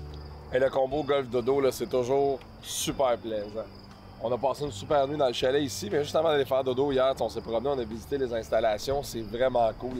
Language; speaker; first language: French; native; French